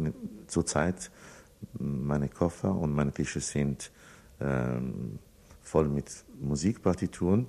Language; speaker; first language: German; non-native, fluent; Italian